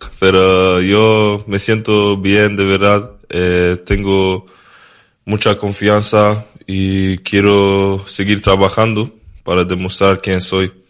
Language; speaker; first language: Spanish; non-native, fluent; Swedish